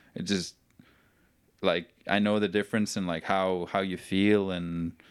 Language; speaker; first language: English; non-native, fluent; Norwegian